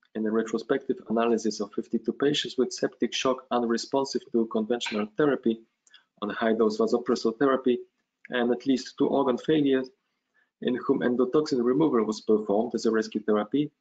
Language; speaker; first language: English; non-native, fluent; Polish